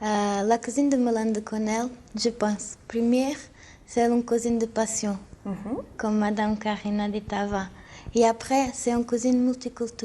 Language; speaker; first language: French; non-native, fluent; Portuguese